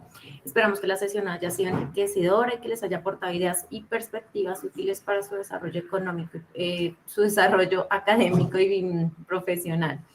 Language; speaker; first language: Spanish; native; Spanish